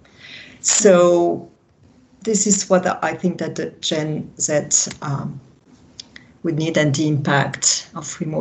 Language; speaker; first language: English; non-native, fluent; French